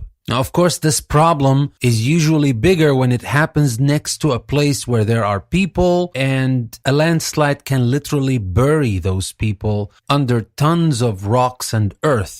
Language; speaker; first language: English; non-native, fluent; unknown